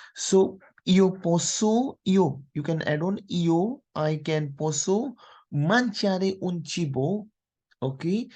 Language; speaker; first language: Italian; non-native, fluent; Hindi